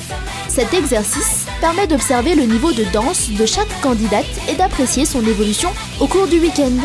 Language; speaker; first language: French; native; French